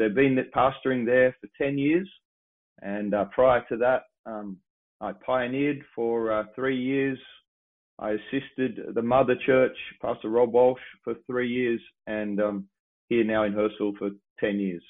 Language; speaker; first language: English; native; English